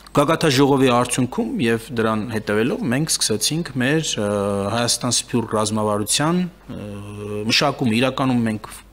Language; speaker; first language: Armenian; early bilingual, heritage; Armenian